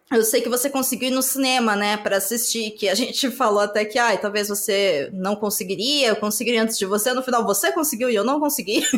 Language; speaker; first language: Portuguese; native; Portuguese